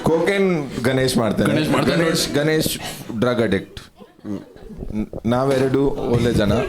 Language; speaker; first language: Kannada; non-native, local second language; Punjabi